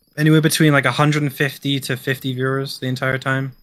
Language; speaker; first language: English; native; English